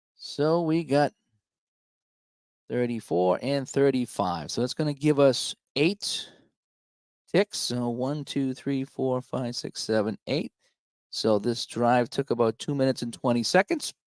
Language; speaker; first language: English; native; English